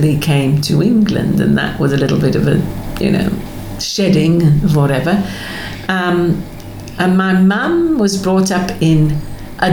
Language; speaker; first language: English; native; English